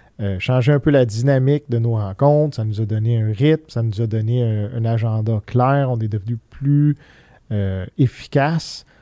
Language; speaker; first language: French; early bilingual, other home language; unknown